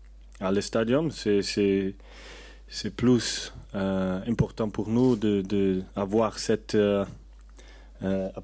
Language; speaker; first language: French; non-native, learner; Portuguese